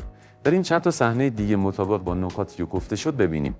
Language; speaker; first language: Persian; native; Persian